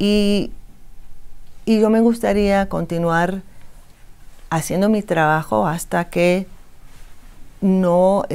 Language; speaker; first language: Spanish; non-native, fluent; English